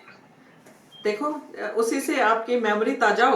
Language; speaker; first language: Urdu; non-native, local second language; Punjabi